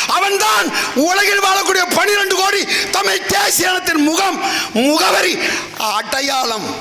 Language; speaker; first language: Tamil; native; Tamil